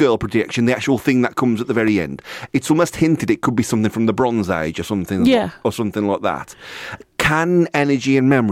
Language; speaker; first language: English; native; English